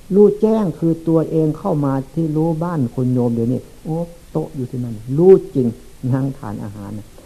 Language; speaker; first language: Thai; non-native, local second language; Lao